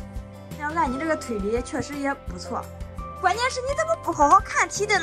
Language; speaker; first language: Chinese; native; Chinese